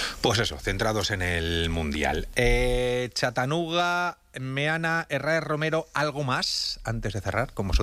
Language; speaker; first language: Spanish; native; Spanish